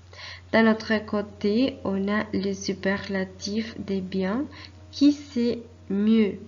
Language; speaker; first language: French; non-native, fluent; Spanish